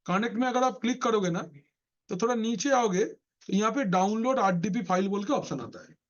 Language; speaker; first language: Hindi; non-native, local second language; Bangla